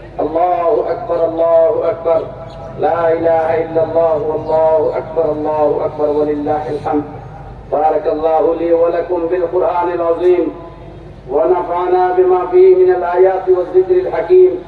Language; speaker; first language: Arabic; non-native, fluent; Bangla